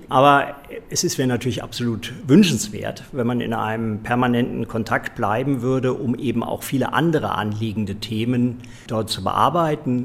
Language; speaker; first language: German; native; German